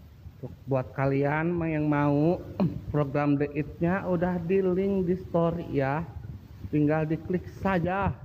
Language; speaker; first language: Indonesian; native; Indonesian